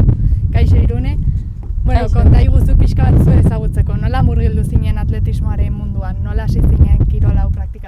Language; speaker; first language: Basque; native; Basque